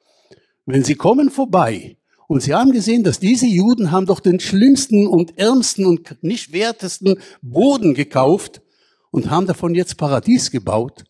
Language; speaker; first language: German; non-native, fluent; Hebrew